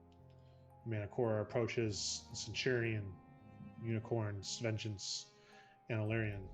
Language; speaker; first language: English; native; English